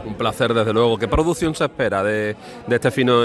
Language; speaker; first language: Spanish; native; Spanish